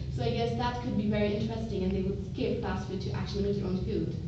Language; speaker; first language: English; non-native, local second language; Bangla